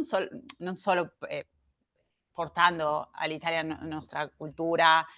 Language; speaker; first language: Italian; non-native, learner; Spanish